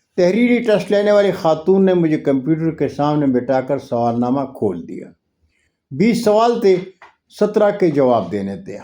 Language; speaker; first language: Urdu; non-native, local second language; Punjabi